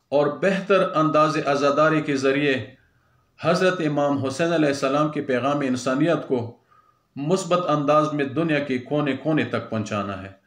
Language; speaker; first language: Urdu; non-native, local second language; Pashto